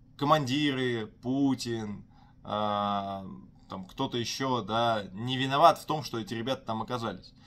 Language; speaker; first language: Russian; native; Russian